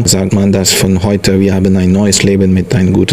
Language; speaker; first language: German; non-native, learner; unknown